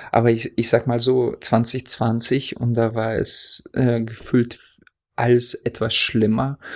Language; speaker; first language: German; non-native, fluent; Russian